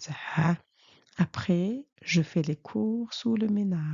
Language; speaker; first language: French; non-native, fluent; Mongolian